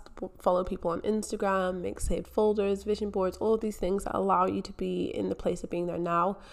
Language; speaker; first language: English; native; English